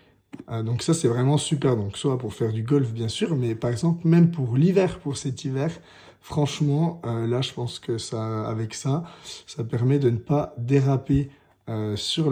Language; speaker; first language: French; native; French